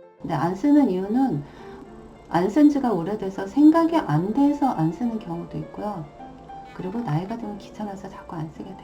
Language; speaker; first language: Korean; native; Korean